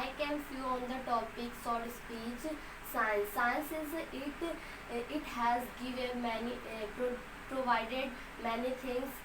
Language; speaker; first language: English; non-native, learner; Hindi